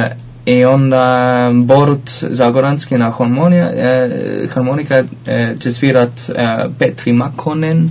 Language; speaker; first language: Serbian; non-native, learner; Dutch